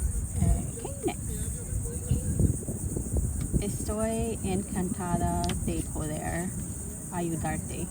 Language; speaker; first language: Spanish; non-native, learner; Lao